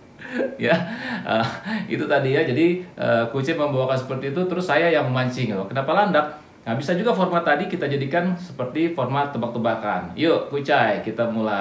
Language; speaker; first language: Indonesian; native; Indonesian